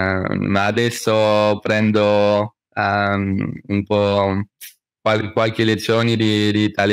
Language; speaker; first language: Italian; non-native, learner; French